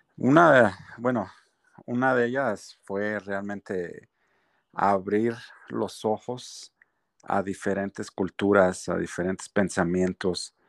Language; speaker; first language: Spanish; native; Spanish